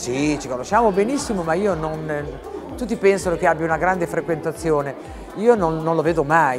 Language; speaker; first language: Italian; native; Italian